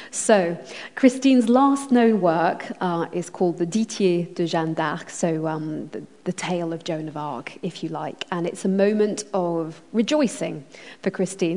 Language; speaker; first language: English; native; English